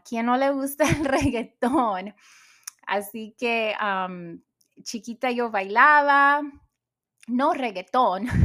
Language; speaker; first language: Spanish; early bilingual, heritage; Spanish